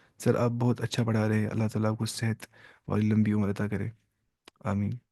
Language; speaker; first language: Urdu; native; Urdu